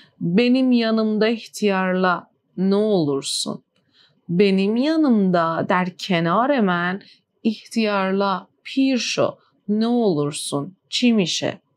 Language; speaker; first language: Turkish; non-native, fluent; Persian